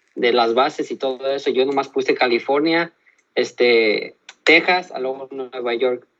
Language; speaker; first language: Spanish; early bilingual, heritage; Spanish